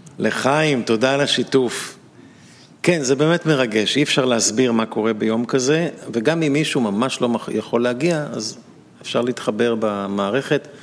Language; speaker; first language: Hebrew; native; Hebrew